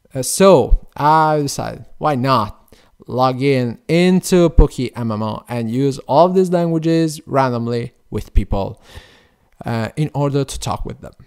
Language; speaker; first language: English; non-native, fluent; Italian